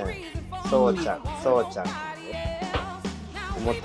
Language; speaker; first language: Japanese; native; Japanese